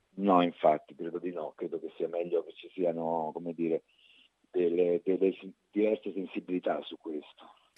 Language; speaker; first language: Italian; native; Italian